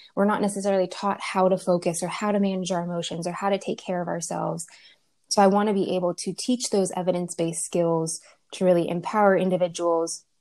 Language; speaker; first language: English; early bilingual, other home language; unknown